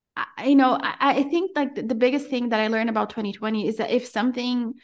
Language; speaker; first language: English; non-native, fluent; Portuguese